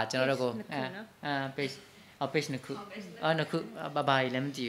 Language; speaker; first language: Burmese; native; Burmese